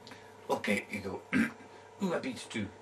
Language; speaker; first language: French; non-native, fluent; English